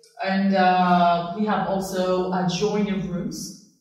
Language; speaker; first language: English; non-native, fluent; Arabic